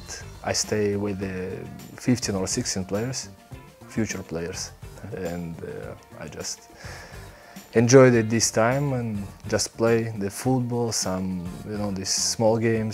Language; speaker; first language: English; non-native, learner; Belarusian